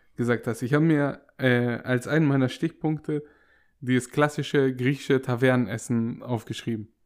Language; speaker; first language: German; native; German